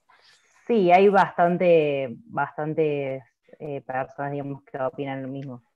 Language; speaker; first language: Spanish; native; Spanish